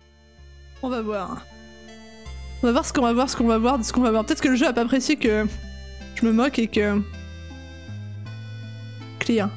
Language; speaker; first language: French; native; French